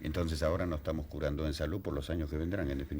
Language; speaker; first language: Spanish; native; Spanish